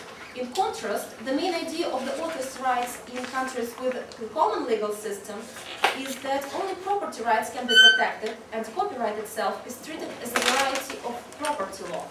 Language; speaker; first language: English; non-native, fluent; Russian